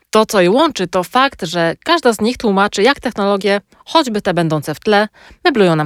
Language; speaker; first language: Polish; native; Polish